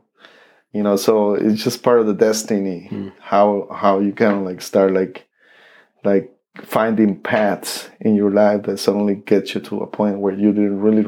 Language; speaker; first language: English; non-native, fluent; Spanish